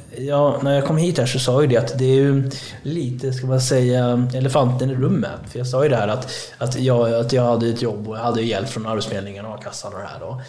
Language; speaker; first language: Swedish; early bilingual, other home language; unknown